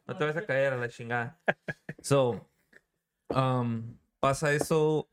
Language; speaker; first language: Spanish; early bilingual, other home language; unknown